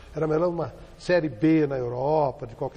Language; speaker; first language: Portuguese; native; Portuguese